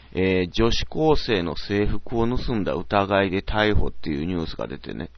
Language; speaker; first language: Japanese; native; Japanese